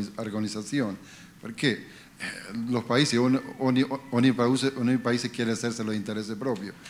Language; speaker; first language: Spanish; native; Spanish